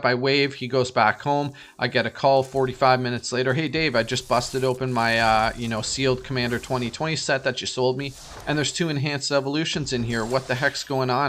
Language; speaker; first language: English; native; English